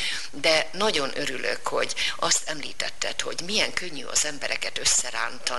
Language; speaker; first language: Hungarian; native; Hungarian